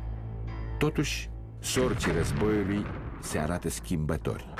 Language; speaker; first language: Romanian; native; Romanian